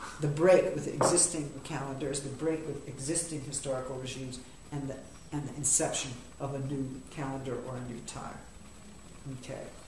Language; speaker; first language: English; native; English